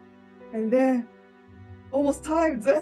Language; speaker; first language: English; non-native, learner; Japanese